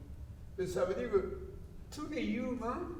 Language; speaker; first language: French; non-native, learner; Japanese